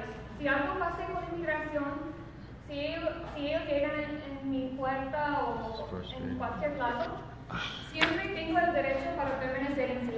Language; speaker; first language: Spanish; early bilingual, other home language; English